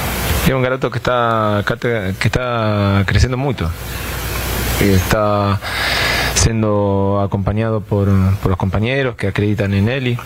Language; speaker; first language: Portuguese; non-native, fluent; Spanish